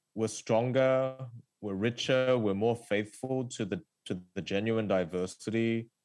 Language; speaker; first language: English; early bilingual, other home language; Korean